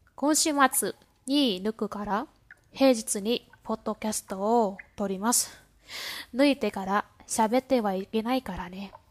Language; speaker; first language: Japanese; non-native, fluent; Vietnamese